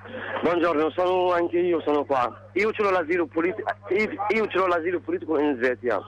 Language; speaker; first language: Italian; non-native, learner; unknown